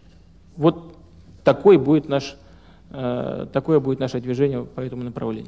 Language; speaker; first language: Russian; native; Russian